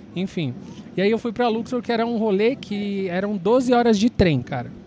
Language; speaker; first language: Portuguese; native; Portuguese